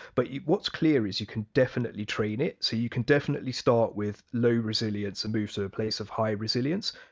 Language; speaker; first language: English; early bilingual, other home language; Hindi